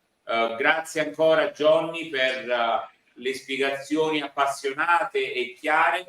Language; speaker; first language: Italian; native; Italian